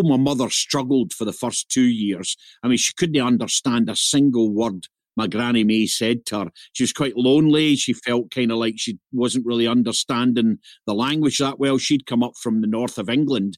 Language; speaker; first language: English; native; English